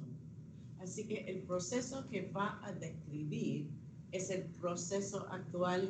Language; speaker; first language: Spanish; non-native, fluent; English